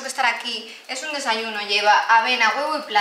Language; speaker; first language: Spanish; native; Spanish